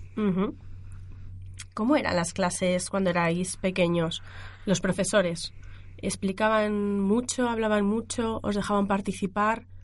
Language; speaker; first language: Spanish; native; Spanish